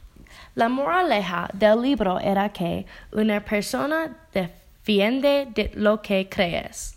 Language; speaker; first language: Spanish; non-native, learner; English